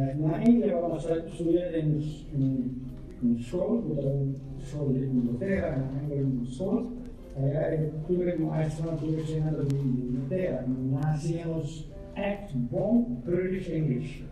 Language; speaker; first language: Spanish; non-native, learner; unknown